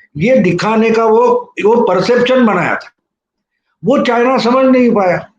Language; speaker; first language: Hindi; non-native, local second language; Marathi